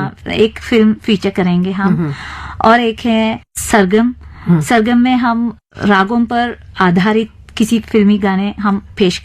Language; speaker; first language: Hindi; non-native, fluent; Sinhala